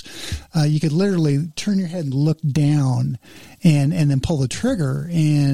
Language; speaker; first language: English; native; English